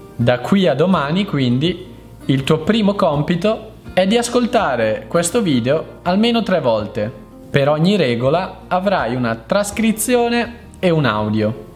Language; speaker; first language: Italian; native; Italian